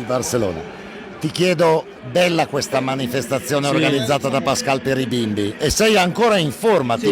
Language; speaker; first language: Italian; native; Italian